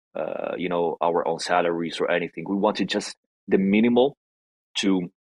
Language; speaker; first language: English; non-native, fluent; Italian